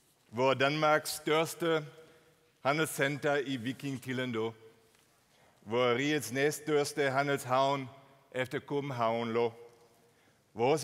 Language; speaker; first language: Danish; non-native, fluent; German